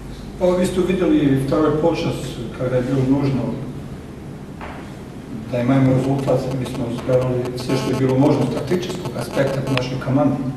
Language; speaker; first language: Russian; non-native, learner; Macedonian